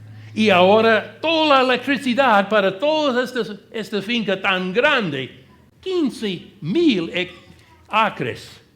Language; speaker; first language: Spanish; non-native, fluent; English